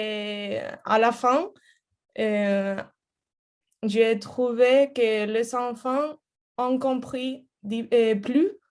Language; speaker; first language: French; non-native, learner; Spanish